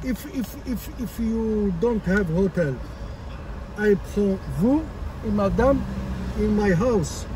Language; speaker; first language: English; non-native, learner; Arabic